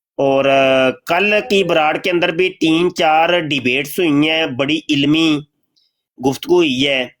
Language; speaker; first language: Urdu; non-native, local second language; Punjabi